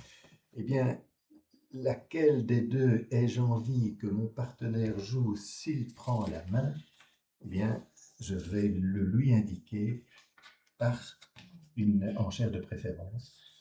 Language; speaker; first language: French; native; French